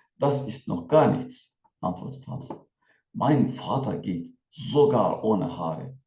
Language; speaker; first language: German; non-native, fluent; Turkish